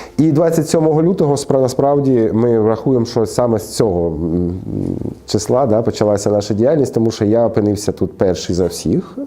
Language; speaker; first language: Ukrainian; non-native, local second language; Russian